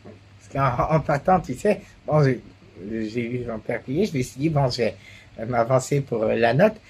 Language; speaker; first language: French; native; French